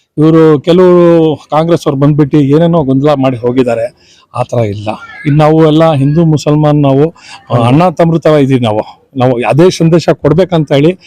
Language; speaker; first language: Kannada; non-native, local second language; Urdu